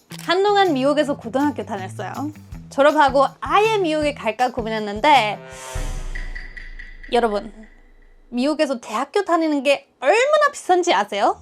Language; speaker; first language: Korean; non-native, fluent; German